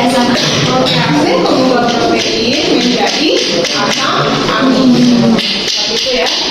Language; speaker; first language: Indonesian; native; Indonesian